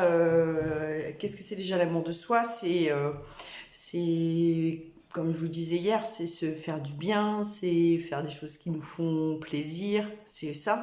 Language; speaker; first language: French; native; French